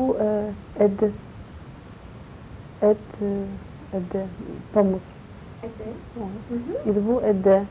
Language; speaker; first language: French; non-native, learner; Polish